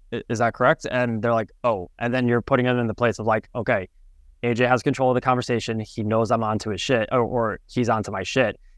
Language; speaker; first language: English; native; English